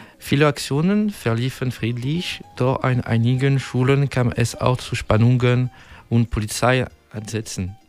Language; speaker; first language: German; non-native, learner; French